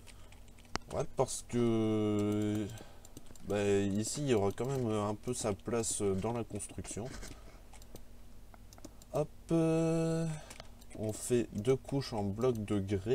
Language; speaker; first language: French; native; French